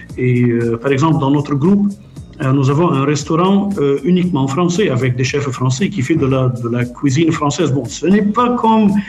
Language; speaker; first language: French; non-native, local second language; Arabic